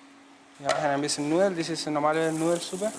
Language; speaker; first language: German; non-native, learner; Spanish